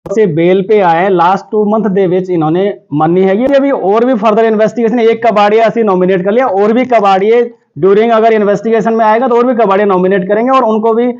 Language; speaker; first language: Hindi; non-native, local second language; Punjabi